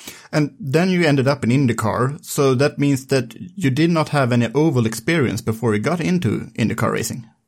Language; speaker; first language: English; non-native, fluent; Swedish